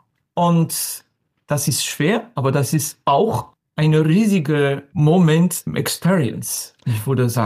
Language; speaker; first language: German; non-native, learner; French